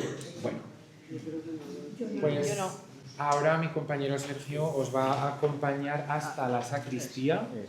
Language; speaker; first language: Spanish; native; Spanish